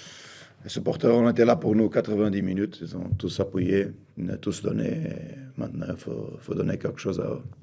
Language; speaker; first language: French; non-native, fluent; Portuguese